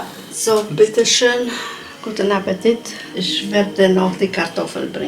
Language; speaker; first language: German; non-native, local second language; Romanian